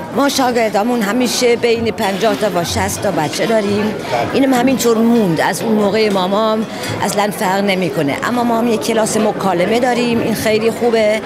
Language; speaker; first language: Persian; early bilingual, heritage; Persian